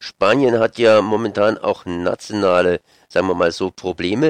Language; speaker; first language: German; native; German